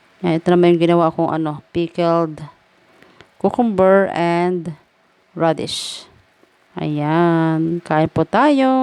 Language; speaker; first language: Filipino; native; Filipino